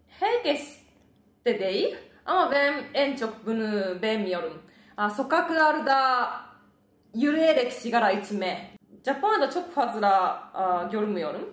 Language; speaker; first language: Turkish; non-native, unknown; Japanese